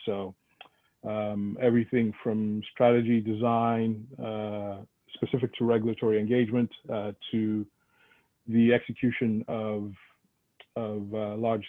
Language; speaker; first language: English; non-native, local second language; Yoruba